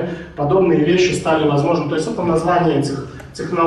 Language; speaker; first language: Russian; native; Russian